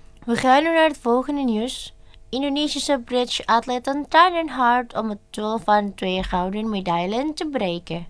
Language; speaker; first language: Dutch; non-native, fluent; Indonesian